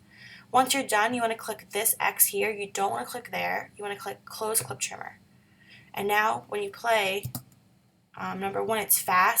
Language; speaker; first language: English; native; English